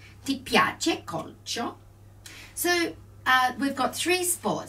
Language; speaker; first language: English; native; English